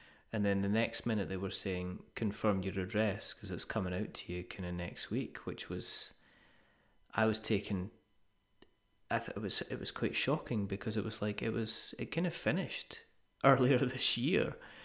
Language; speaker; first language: English; native; English